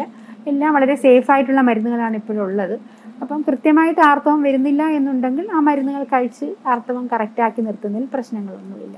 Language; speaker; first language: Malayalam; native; Malayalam